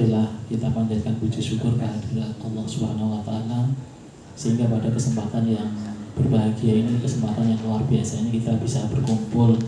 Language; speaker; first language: Indonesian; native; Indonesian